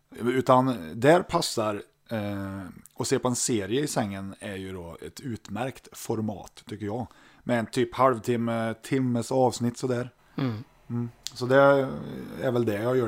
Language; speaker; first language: Swedish; native; Swedish